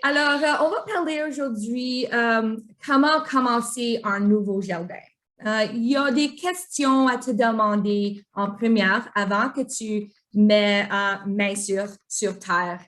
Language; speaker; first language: French; non-native, local second language; English